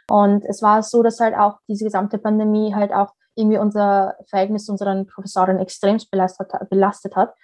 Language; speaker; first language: German; early bilingual, other home language; Somali